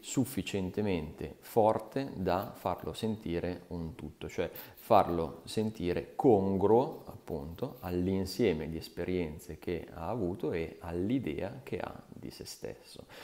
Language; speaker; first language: Italian; native; Italian